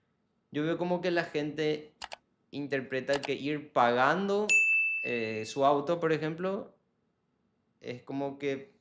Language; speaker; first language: Spanish; native; Spanish